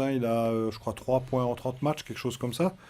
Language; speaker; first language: French; native; French